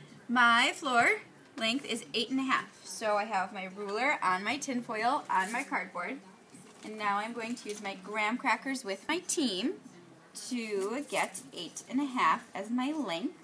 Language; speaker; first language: English; native; English